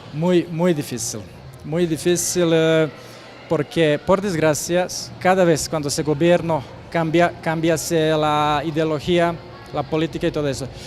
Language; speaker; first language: Spanish; non-native, learner; Croatian